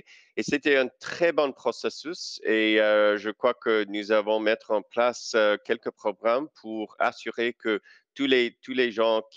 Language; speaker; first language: French; non-native, local second language; English